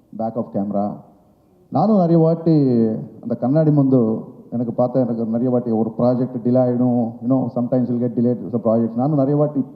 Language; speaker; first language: Tamil; non-native, learner; Telugu